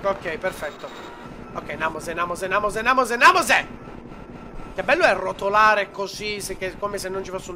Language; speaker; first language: Italian; native; Italian